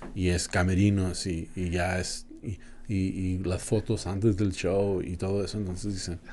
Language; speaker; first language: Spanish; native; Spanish